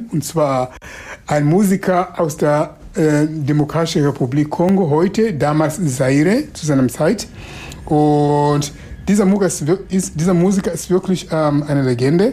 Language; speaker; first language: German; non-native, fluent; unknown